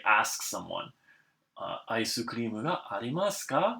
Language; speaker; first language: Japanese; non-native, fluent; English